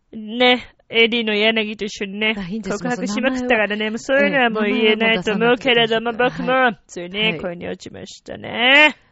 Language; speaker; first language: Japanese; non-native, fluent; Italian